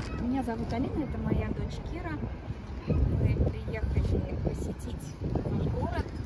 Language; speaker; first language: Russian; non-native, local second language; Chuvash